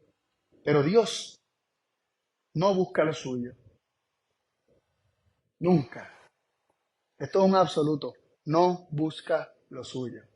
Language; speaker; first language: Spanish; native; Spanish